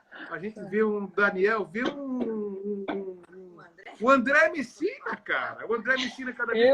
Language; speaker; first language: Portuguese; native; Portuguese